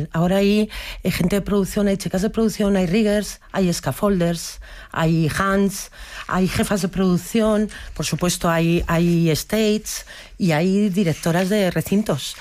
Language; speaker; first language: Spanish; native; Spanish